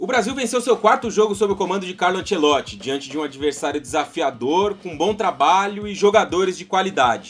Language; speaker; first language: Portuguese; native; Portuguese